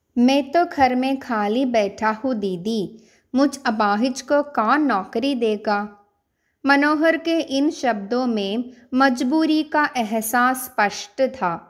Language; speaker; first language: Hindi; non-native, local second language; Malayalam